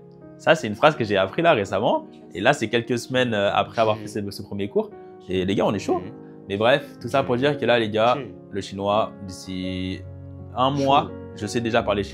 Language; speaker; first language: French; native; French